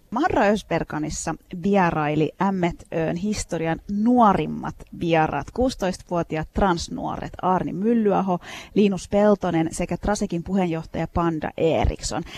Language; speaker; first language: Finnish; early bilingual, other home language; Turkish